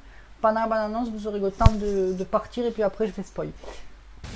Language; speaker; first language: French; native; French